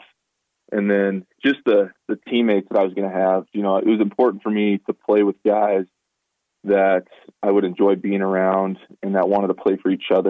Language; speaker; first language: English; native; English